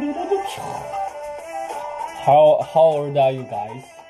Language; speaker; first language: English; non-native, learner; Chinese